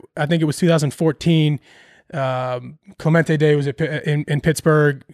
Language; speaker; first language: English; native; English